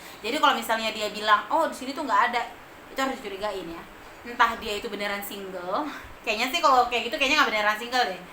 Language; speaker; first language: Indonesian; native; Indonesian